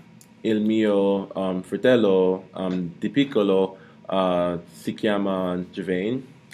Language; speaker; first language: Italian; non-native, learner; English